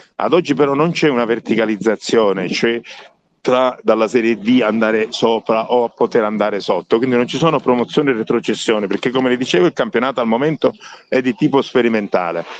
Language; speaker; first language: Italian; native; Italian